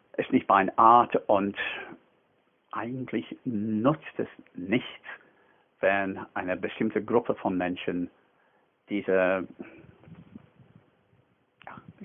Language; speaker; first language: German; non-native, fluent; English